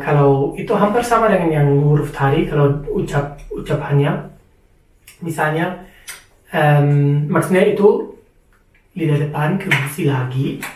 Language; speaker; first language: Indonesian; non-native, fluent; German